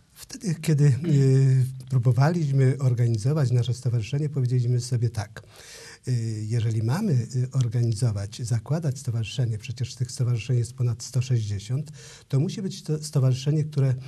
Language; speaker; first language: Polish; native; Polish